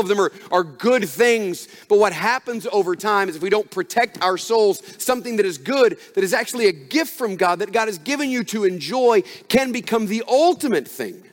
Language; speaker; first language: English; native; English